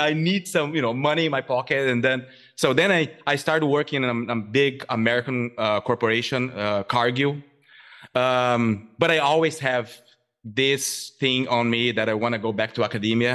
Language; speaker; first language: English; non-native, fluent; Portuguese